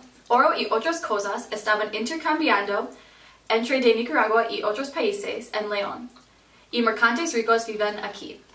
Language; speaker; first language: Spanish; non-native, learner; English